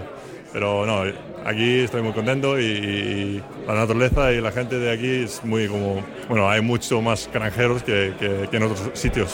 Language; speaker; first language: Spanish; non-native, fluent; Icelandic